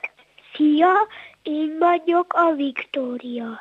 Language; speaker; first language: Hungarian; early bilingual, heritage; Hungarian